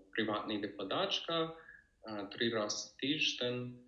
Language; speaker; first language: Ukrainian; non-native, fluent; English